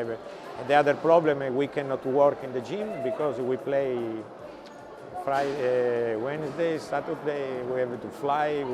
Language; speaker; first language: English; non-native, learner; Italian